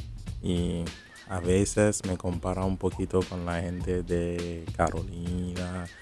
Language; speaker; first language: Spanish; non-native, fluent; Haitian Creole